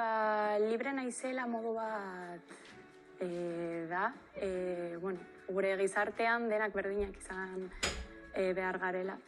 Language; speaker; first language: Basque; non-native, local second language; Spanish